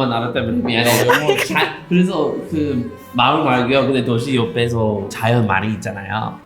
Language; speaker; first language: Korean; non-native, learner; English